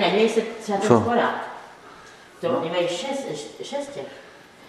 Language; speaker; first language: Czech; native; Czech